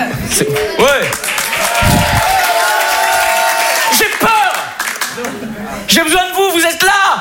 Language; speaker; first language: French; native; French